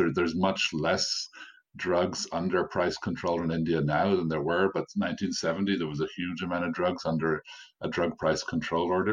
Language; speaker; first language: English; native; English